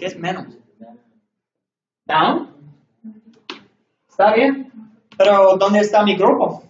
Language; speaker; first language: Spanish; non-native, learner; English